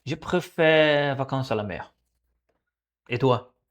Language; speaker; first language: French; non-native, learner; Portuguese